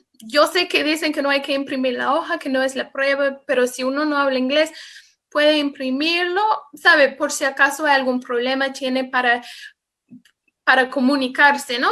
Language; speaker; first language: Spanish; non-native, fluent; English